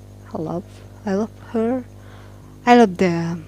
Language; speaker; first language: English; non-native, learner; Indonesian